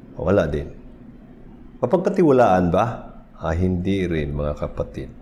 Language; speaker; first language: Filipino; non-native, local second language; Cebuano